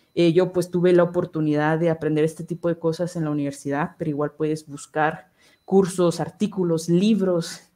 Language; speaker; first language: Spanish; native; Spanish